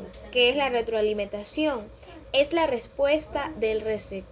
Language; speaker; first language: Spanish; native; Spanish